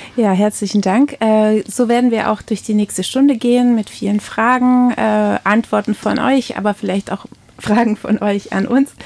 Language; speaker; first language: German; native; German